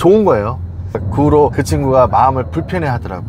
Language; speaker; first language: Korean; native; Korean